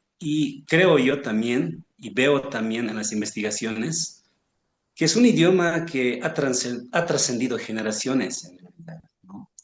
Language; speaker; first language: Spanish; non-native, local second language; Aymara